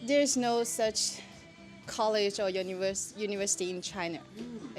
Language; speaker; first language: English; non-native, learner; Chinese